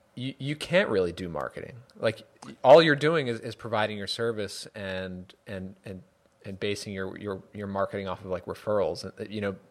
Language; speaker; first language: English; native; English